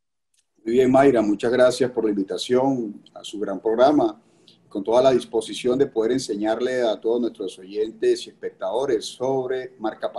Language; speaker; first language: Spanish; native; Spanish